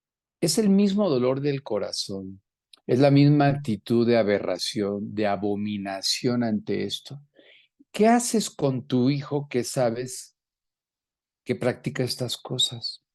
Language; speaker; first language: Spanish; native; Spanish